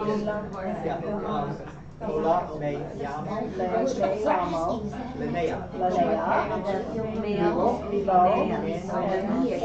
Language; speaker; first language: Spanish; non-native, fluent; English